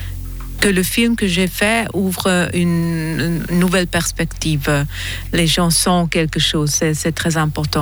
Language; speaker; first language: French; non-native, fluent; German